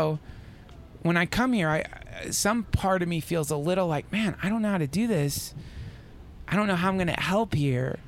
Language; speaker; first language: English; native; English